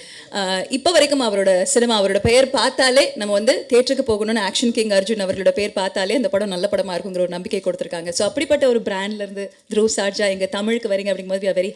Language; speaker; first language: Tamil; native; Tamil